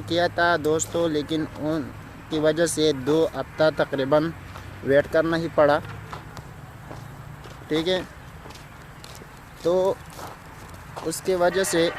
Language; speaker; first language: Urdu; non-native, local second language; Pashto